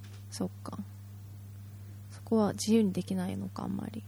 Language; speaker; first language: Japanese; native; Japanese